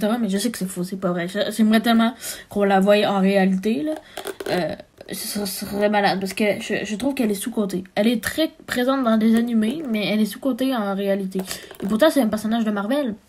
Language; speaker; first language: French; native; French